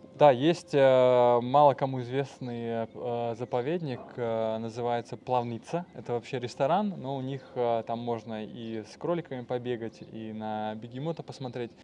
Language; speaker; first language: Russian; non-native, fluent; Serbian